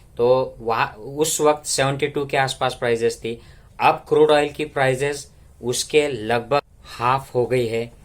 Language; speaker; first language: Hindi; non-native, local second language; Marathi